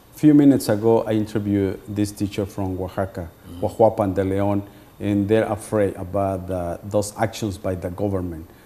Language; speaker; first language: English; non-native, fluent; Spanish